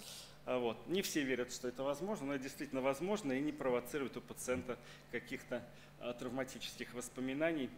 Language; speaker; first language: Russian; native; Russian